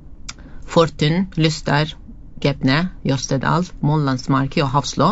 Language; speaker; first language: Norwegian; non-native, fluent; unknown